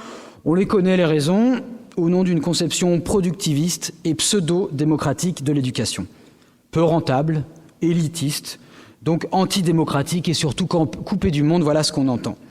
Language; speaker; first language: French; native; French